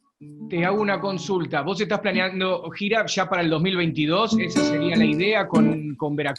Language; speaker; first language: Spanish; native; Spanish